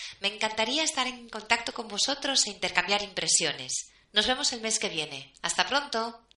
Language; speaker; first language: Spanish; native; Spanish